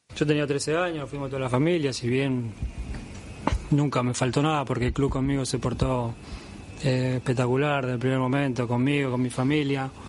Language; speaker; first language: Spanish; native; Spanish